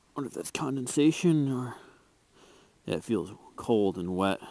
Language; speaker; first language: English; native; English